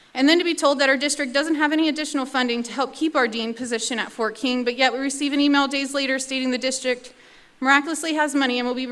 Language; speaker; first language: English; native; English